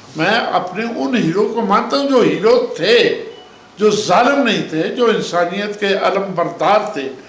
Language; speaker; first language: Urdu; non-native, local second language; Punjabi